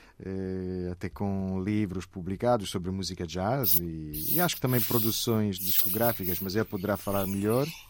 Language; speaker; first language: Portuguese; non-native, fluent; Italian